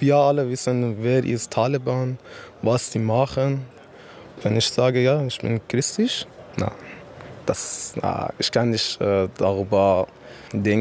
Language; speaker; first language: German; non-native, learner; Persian